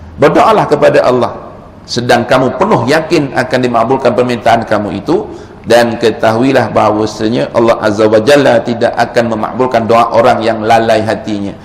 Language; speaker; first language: Malay; native; Malay